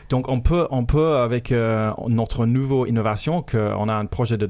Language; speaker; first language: French; non-native, fluent; English